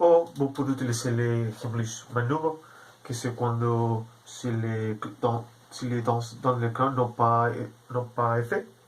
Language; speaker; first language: French; non-native, learner; Spanish